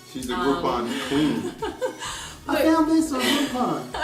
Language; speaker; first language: English; native; English